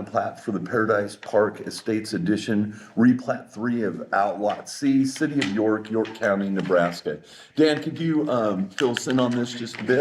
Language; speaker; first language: English; native; English